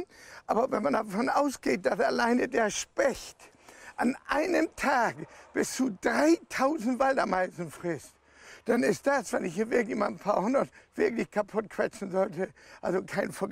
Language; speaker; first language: German; native; German